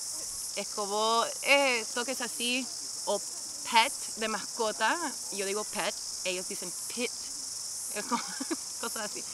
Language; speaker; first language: Spanish; non-native, fluent; English